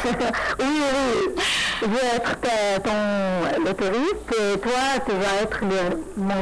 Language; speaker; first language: French; non-native, learner; Arabic